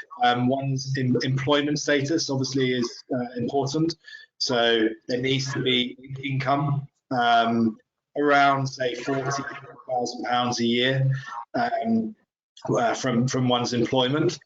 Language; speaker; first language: English; native; English